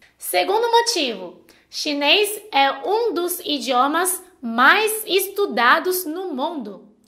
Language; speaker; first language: Portuguese; non-native, fluent; Chinese